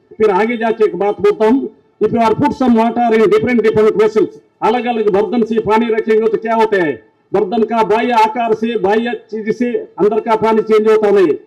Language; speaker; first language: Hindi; non-native, local second language; Kannada